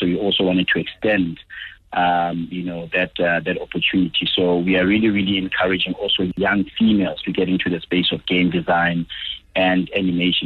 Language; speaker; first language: English; non-native, local second language; Tswana